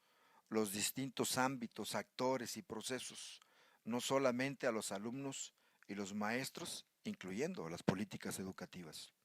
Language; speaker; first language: Spanish; native; Spanish